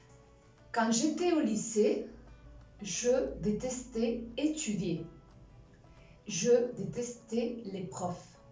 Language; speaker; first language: French; non-native, fluent; Spanish